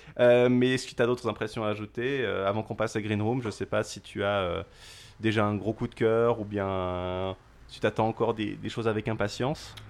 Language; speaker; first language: French; native; French